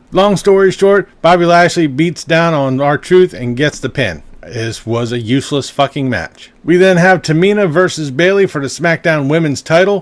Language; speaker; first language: English; native; English